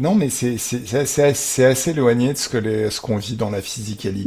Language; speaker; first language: French; native; French